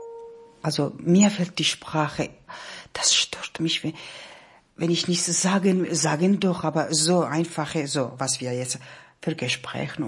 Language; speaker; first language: German; non-native, learner; Georgian